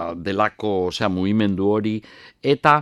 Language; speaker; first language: Basque; native; Basque